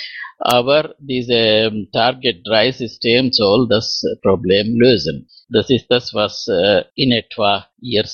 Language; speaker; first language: German; non-native, fluent; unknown